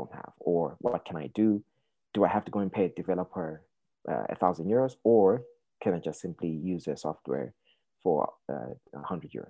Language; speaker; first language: English; non-native, local second language; Shona